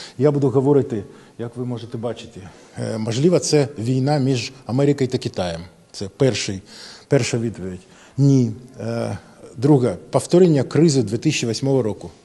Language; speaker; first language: Ukrainian; non-native, local second language; Russian